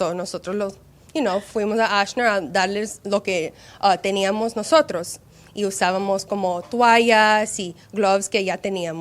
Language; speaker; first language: Spanish; early bilingual, heritage; Spanish